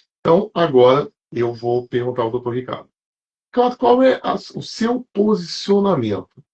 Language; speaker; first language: Portuguese; native; Portuguese